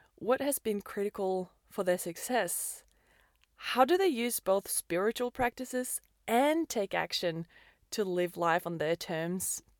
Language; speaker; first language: English; non-native, fluent; Norwegian